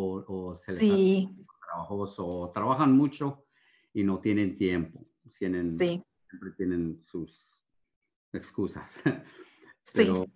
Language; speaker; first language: Spanish; early bilingual, heritage; Spanish